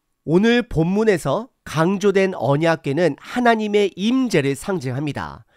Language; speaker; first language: Korean; native; Korean